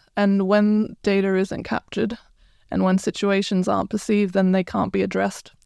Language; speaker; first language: English; non-native, fluent; Croatian